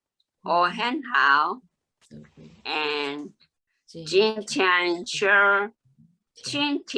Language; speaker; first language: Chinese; non-native, learner; English